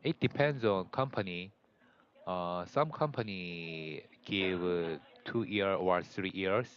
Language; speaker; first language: English; non-native, learner; Korean